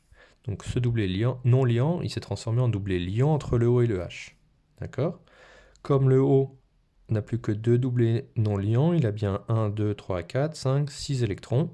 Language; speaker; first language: French; native; French